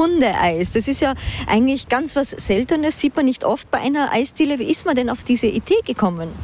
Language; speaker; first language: German; native; German